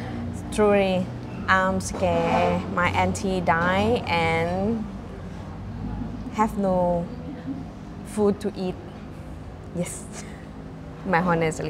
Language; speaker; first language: English; non-native, learner; Thai